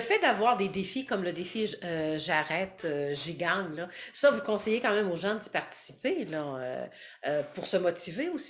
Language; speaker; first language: French; native; French